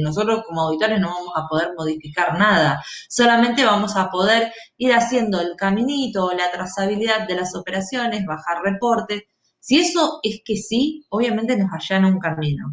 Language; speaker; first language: Spanish; native; Spanish